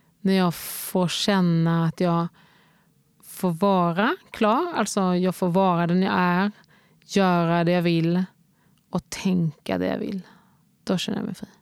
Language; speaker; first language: Swedish; native; Swedish